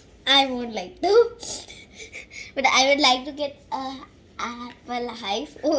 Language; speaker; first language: English; non-native, local second language; Hindi